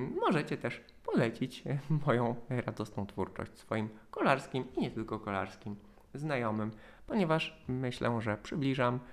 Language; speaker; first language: Polish; native; Polish